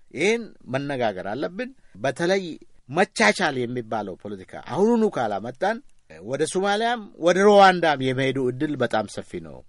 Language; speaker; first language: Amharic; non-native, local second language; Oromo